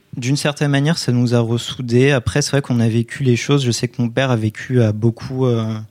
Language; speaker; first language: French; native; French